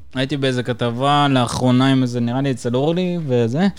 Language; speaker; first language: Hebrew; early bilingual, other home language; Russian